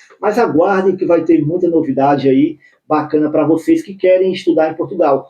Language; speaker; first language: Portuguese; native; Portuguese